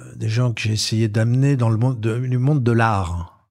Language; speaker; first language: French; native; French